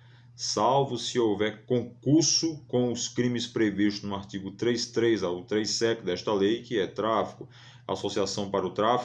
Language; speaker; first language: Portuguese; native; Portuguese